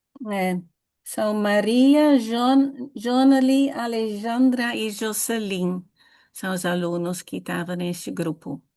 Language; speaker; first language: Portuguese; non-native, fluent; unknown